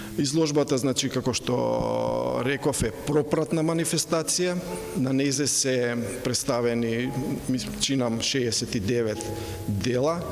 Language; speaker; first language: Macedonian; native; Macedonian